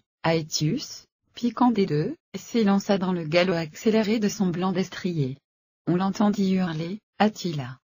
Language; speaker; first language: French; native; French